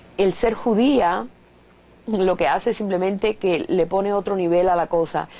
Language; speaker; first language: Spanish; native; Spanish